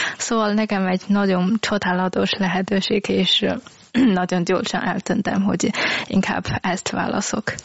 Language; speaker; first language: Hungarian; non-native, learner; Chinese